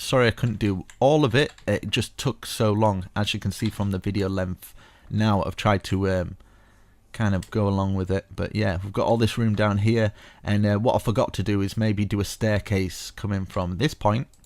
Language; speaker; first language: English; native; English